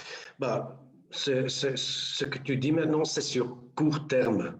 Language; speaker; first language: French; non-native, local second language; Dutch